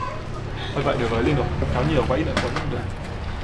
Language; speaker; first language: Vietnamese; native; Vietnamese